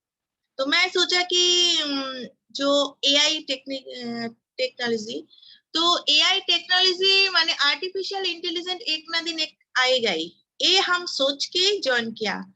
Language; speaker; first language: Hindi; non-native, local second language; Bangla